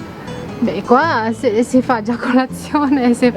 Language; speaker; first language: Italian; non-native, learner; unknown